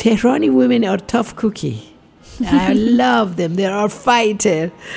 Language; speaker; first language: English; non-native, fluent; Persian